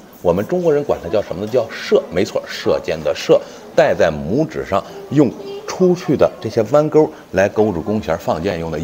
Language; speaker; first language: Chinese; native; Chinese